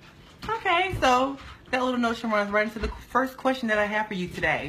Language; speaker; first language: English; native; English